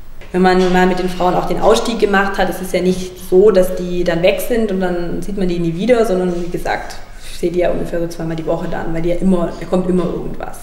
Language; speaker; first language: German; native; German